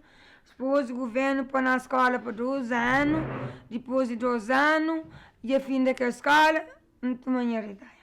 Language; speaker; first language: Portuguese; non-native, learner; Kabuverdianu